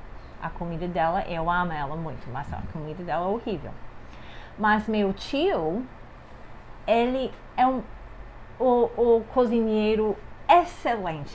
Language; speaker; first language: Portuguese; non-native, fluent; English